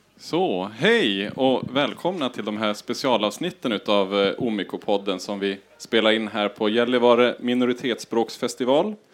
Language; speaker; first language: Swedish; native; Swedish